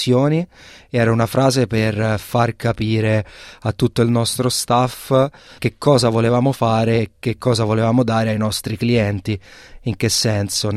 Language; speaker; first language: Italian; native; Italian